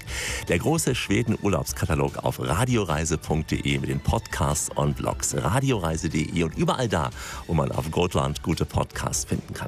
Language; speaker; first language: German; native; German